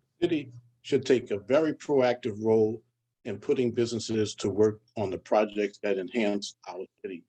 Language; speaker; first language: English; native; English